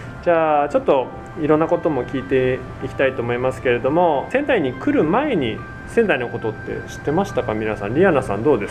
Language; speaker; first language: Japanese; native; Japanese